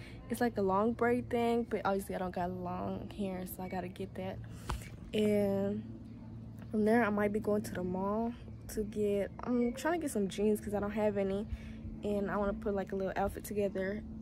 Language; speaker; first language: English; early bilingual, other home language; Spanish